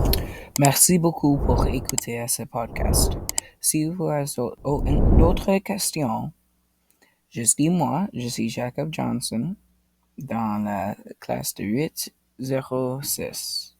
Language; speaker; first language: French; non-native, local second language; English